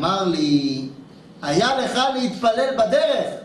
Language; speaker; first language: Hebrew; non-native, fluent; French